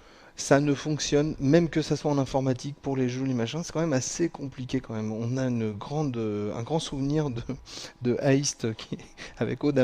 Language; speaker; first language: French; native; French